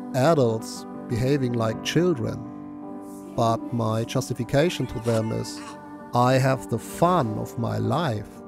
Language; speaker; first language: English; non-native, fluent; German